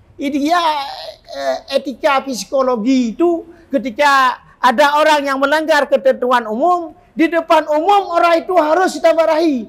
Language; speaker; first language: Malay; non-native, local second language; Achinese